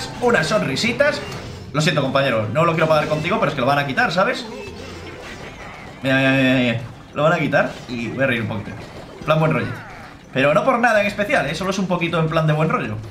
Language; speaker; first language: Spanish; native; Spanish